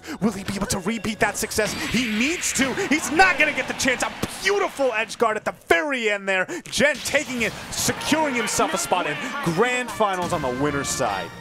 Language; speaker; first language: English; native; English